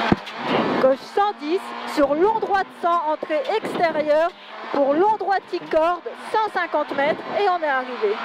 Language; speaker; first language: French; native; French